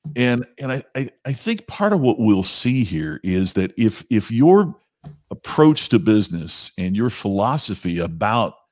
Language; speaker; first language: English; native; English